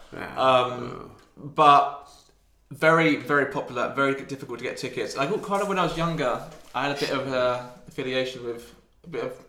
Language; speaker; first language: English; native; English